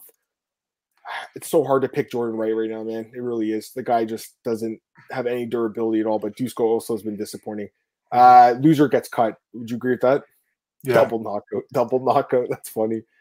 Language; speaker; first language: English; non-native, fluent; Dutch